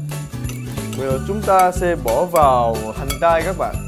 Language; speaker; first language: Vietnamese; non-native, fluent; Korean